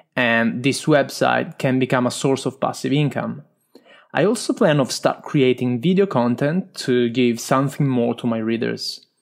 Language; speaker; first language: English; non-native, fluent; Italian